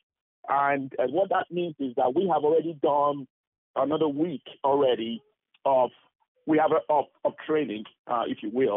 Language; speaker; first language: English; non-native, local second language; Bini